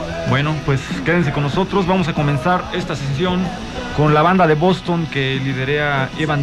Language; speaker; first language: Spanish; native; Spanish